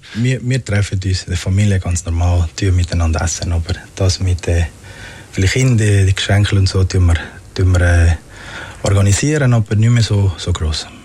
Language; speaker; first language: German; non-native, fluent; Spanish